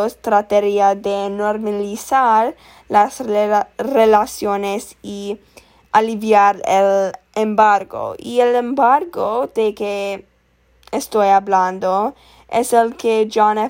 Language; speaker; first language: Spanish; non-native, learner; English